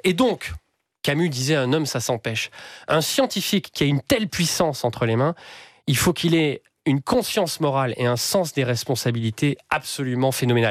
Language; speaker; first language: French; native; French